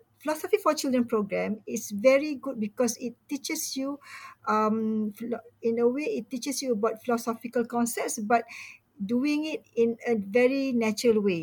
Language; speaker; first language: English; non-native, local second language; Malay